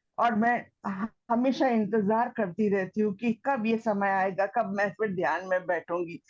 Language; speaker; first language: Hindi; native; Hindi